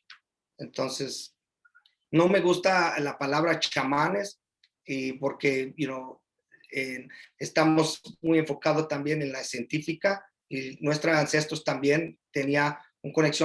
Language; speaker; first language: Spanish; early bilingual, heritage; English